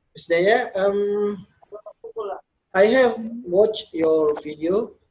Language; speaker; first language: English; non-native, learner; Indonesian